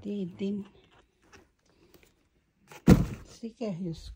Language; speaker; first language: Danish; non-native, learner; Filipino